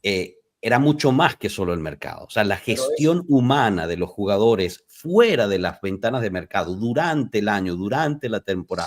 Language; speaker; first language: Spanish; native; Spanish